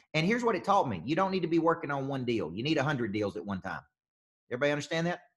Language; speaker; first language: English; native; English